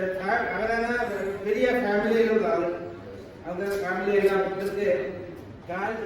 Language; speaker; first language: Tamil; non-native, learner; Malayalam